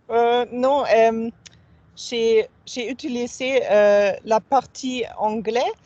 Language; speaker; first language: French; non-native, fluent; German